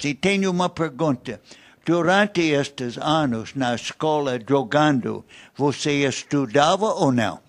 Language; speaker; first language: Portuguese; non-native, learner; English